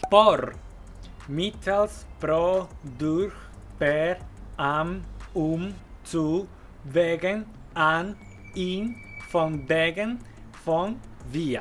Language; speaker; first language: German; non-native, fluent; Spanish